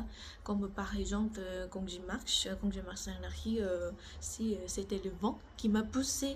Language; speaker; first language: French; non-native, learner; Korean